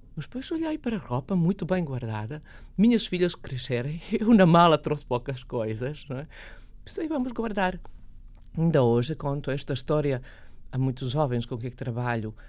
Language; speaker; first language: Portuguese; non-native, fluent; Bosnian